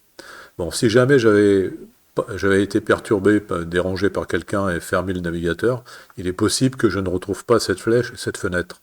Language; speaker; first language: French; native; French